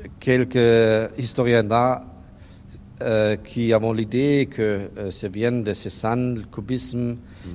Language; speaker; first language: French; non-native, learner; German